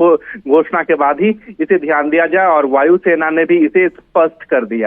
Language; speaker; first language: Hindi; native; Hindi